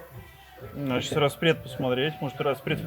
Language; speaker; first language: Russian; native; Russian